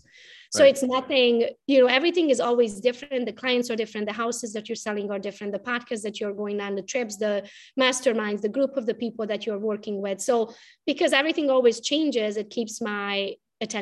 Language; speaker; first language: English; non-native, fluent; Romanian